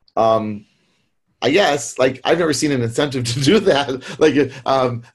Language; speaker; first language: English; native; English